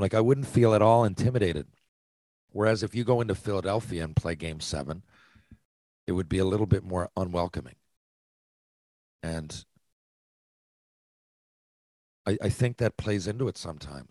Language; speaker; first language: English; native; English